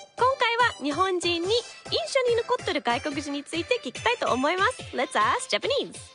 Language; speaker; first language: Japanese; non-native, fluent; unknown